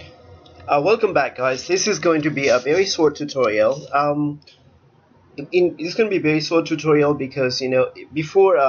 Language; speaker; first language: English; non-native, fluent; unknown